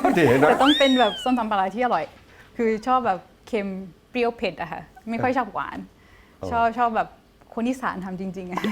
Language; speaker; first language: Thai; non-native, fluent; Portuguese